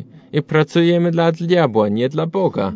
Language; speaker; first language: Polish; non-native, learner; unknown